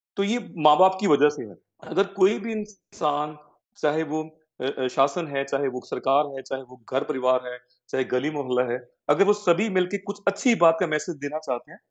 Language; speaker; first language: Hindi; native; Hindi